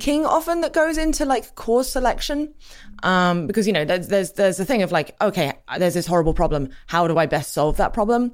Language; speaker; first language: English; native; English